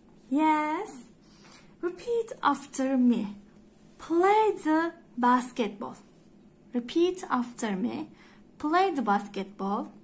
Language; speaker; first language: English; non-native, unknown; Turkish